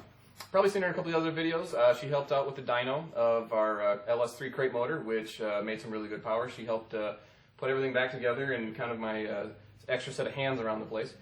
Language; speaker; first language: English; native; English